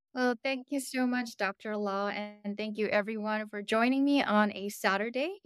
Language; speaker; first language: English; early bilingual, other home language; Korean